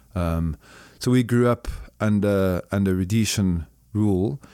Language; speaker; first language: English; native; English